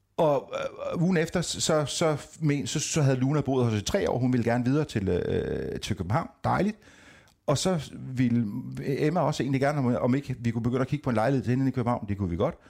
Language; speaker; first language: Danish; native; Danish